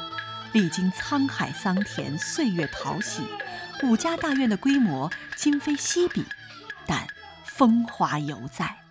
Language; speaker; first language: Chinese; native; Chinese